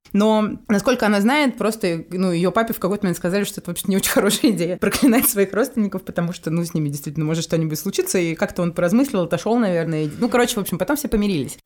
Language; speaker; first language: Russian; native; Russian